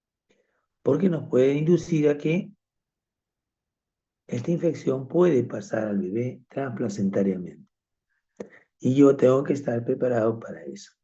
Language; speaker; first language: Spanish; native; Spanish